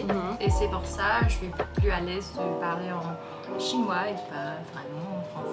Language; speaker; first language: French; early bilingual, heritage; Cantonese